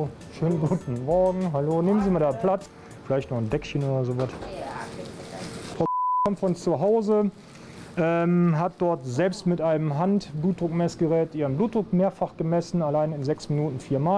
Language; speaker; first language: German; native; German